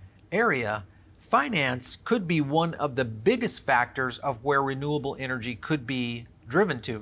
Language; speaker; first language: English; native; English